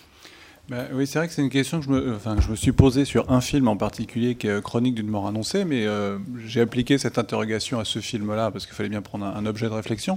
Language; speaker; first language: French; native; French